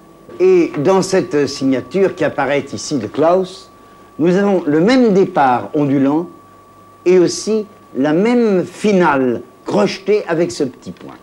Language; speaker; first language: French; native; French